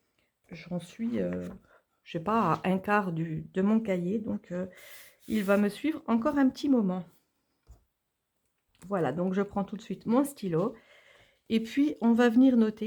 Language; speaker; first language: French; native; French